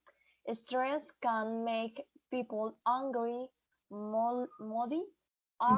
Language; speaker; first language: English; non-native, learner; Spanish